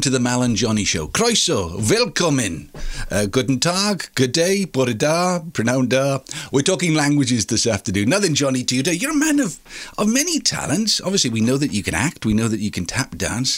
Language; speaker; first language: English; non-native, local second language; Welsh